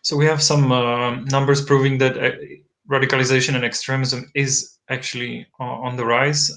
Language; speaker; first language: English; non-native, fluent; Czech